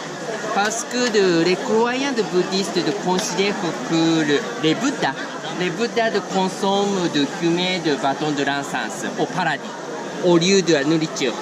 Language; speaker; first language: French; non-native, learner; Japanese